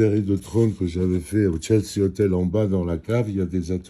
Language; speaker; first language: French; non-native, fluent; Georgian